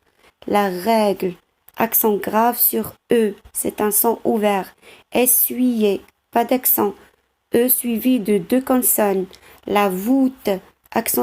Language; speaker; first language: French; non-native, local second language; Arabic